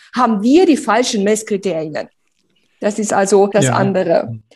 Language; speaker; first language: German; early bilingual, other home language; Romanian